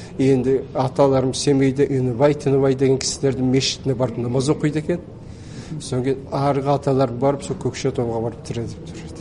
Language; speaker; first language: Kazakh; early bilingual, heritage; Kazakh